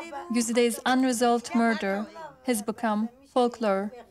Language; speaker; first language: English; non-native, fluent; Turkish